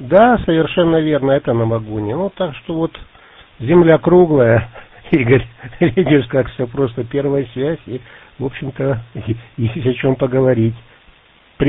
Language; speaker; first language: Russian; native; Russian